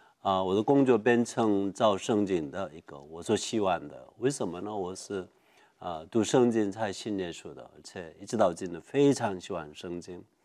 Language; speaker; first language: Chinese; non-native, fluent; Korean